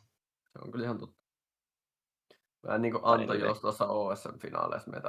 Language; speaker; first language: Finnish; native; Finnish